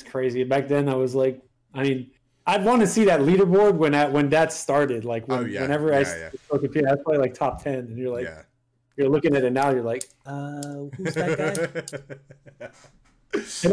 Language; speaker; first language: English; non-native, fluent; French